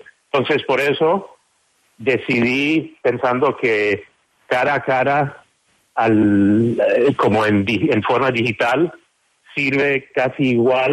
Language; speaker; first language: Spanish; non-native, fluent; English